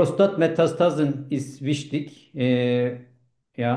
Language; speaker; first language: German; non-native, learner; Turkish